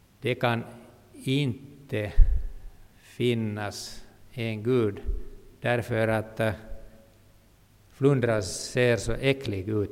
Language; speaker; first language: Swedish; non-native, local second language; Finnish